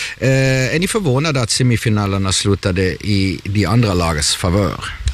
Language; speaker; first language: Swedish; non-native, fluent; German